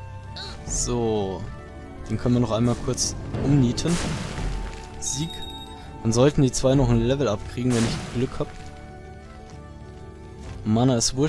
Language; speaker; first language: German; native; German